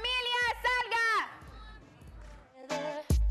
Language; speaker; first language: Spanish; non-native, learner; English